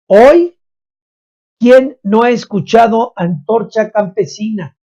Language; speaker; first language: Spanish; native; Spanish